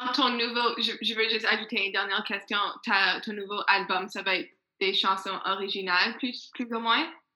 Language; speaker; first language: French; non-native, fluent; English